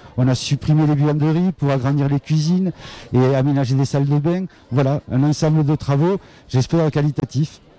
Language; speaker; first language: French; native; French